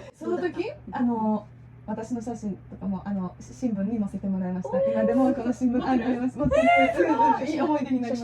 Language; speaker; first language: Japanese; non-native, fluent; Russian